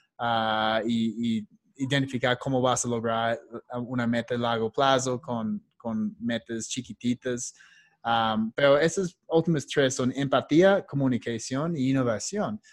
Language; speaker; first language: Spanish; non-native, fluent; English